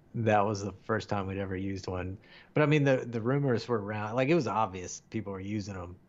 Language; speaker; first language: English; native; English